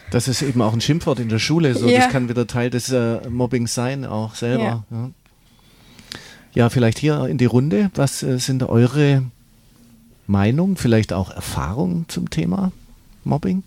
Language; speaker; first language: German; native; German